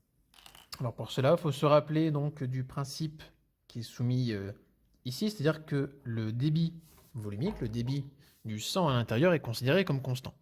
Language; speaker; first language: French; native; French